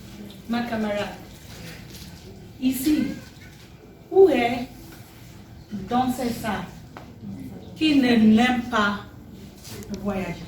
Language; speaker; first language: French; non-native, learner; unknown